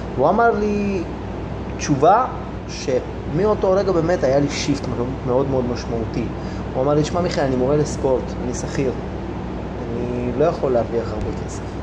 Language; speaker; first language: Hebrew; early bilingual, other home language; Russian